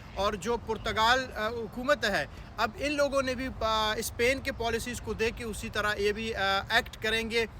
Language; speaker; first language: Hindi; non-native, local second language; Punjabi